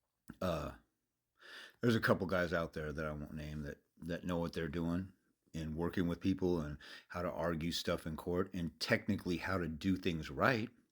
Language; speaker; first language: English; native; English